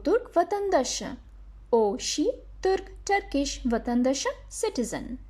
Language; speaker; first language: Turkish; non-native, fluent; Bangla